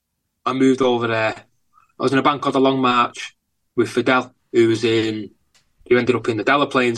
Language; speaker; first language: English; native; English